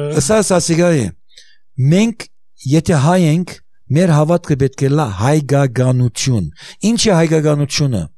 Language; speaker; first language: Armenian; early bilingual, heritage; Armenian